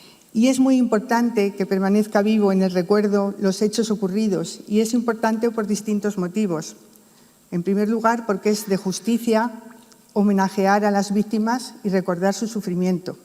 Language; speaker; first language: Spanish; native; Spanish